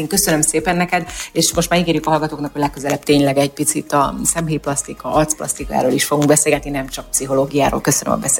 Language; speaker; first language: Hungarian; native; Hungarian